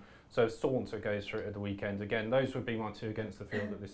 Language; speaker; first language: English; native; English